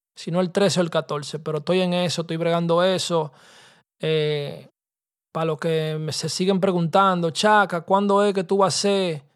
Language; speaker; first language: Spanish; early bilingual, heritage; Spanish